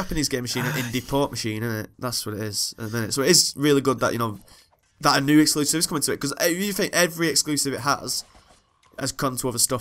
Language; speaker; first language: English; native; English